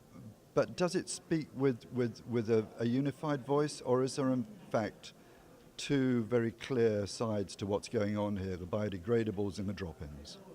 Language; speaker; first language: English; native; English